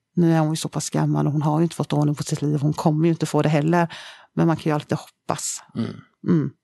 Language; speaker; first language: Swedish; native; Swedish